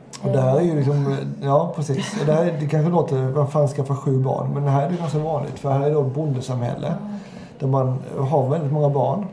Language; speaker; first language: Swedish; native; Swedish